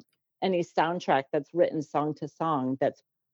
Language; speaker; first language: English; native; English